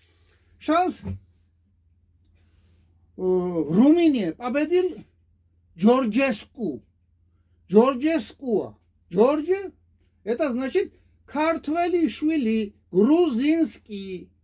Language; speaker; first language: Russian; non-native, fluent; Georgian